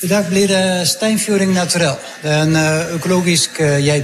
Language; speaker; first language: Norwegian; non-native, fluent; Dutch